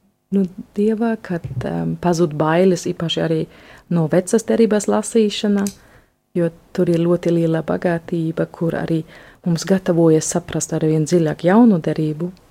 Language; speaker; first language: Latvian; non-native, fluent; German